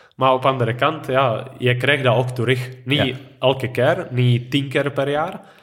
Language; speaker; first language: Dutch; non-native, fluent; Czech